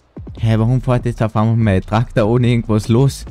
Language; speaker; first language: German; native; German